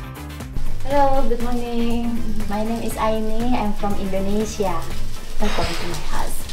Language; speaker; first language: English; non-native, learner; Indonesian